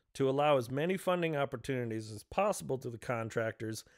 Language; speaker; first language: English; native; English